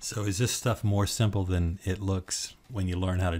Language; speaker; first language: English; native; English